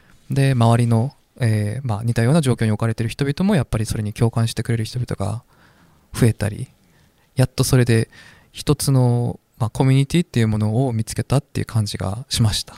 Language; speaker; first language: Japanese; non-native, fluent; Korean